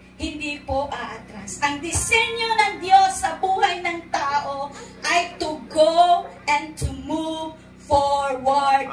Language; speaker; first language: Filipino; non-native, local second language; Cebuano